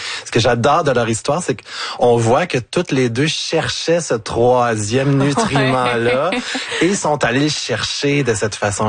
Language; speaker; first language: French; native; French